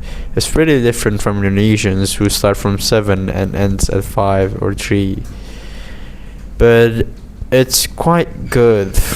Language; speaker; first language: English; non-native, fluent; Indonesian